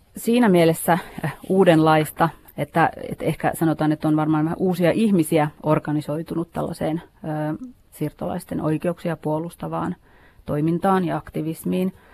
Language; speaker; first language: Finnish; native; Finnish